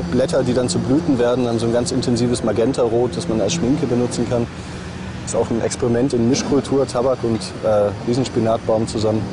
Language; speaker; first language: German; native; German